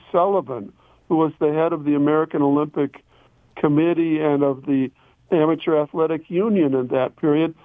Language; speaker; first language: English; native; English